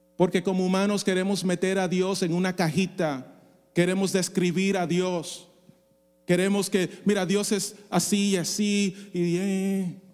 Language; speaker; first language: Spanish; non-native, fluent; English